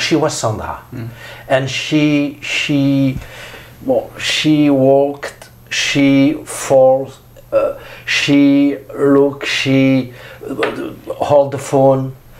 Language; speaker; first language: English; non-native, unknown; French